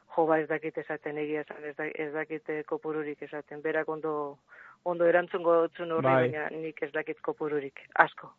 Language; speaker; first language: Basque; native; Basque